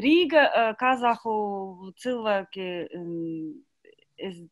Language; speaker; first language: Latvian; non-native, learner; Kazakh